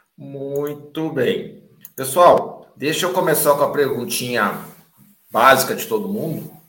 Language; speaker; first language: Portuguese; native; Portuguese